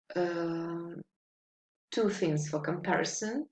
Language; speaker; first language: English; non-native, fluent; Ukrainian